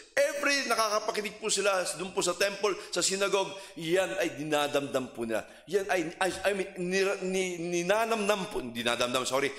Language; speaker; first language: Filipino; non-native, local second language; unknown